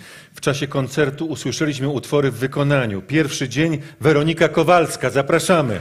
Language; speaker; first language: Polish; native; Polish